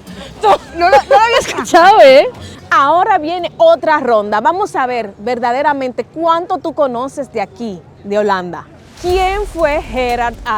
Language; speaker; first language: Spanish; native; Spanish